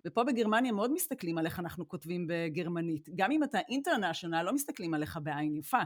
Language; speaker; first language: Hebrew; native; Hebrew